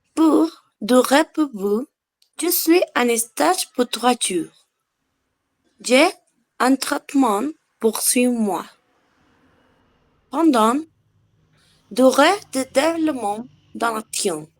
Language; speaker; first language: French; non-native, learner; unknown